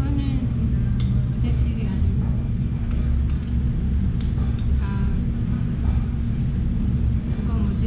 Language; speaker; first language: Korean; non-native, fluent; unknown